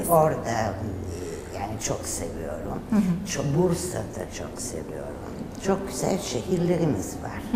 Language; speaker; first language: Turkish; non-native, fluent; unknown